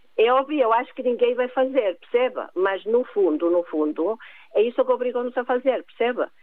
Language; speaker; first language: Portuguese; non-native, fluent; Greek